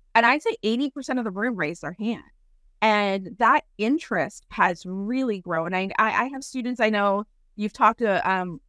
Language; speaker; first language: English; native; English